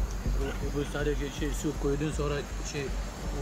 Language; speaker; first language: Turkish; non-native, learner; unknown